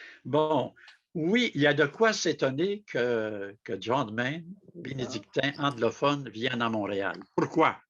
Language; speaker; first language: French; native; French